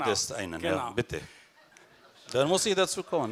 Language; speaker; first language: German; non-native, fluent; Arabic